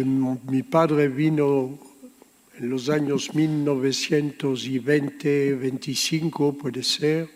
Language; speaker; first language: Spanish; early bilingual, heritage; Spanish